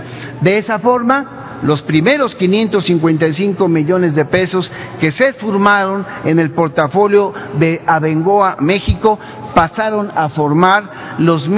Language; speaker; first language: Spanish; native; Spanish